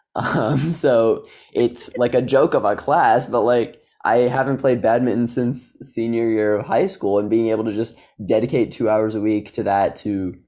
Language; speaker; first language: English; native; English